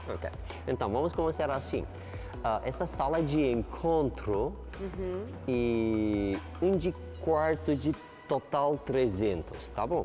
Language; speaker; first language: Portuguese; non-native, learner; Turkish